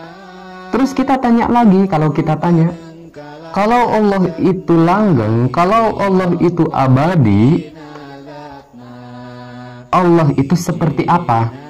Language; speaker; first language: Indonesian; non-native, local second language; Sundanese